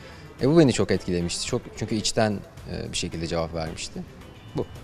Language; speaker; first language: Turkish; native; Turkish